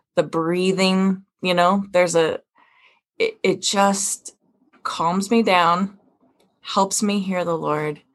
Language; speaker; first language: English; native; English